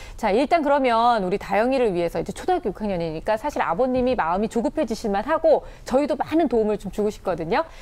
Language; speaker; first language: Korean; native; Korean